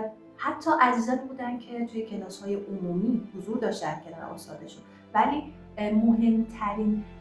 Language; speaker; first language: Persian; native; Persian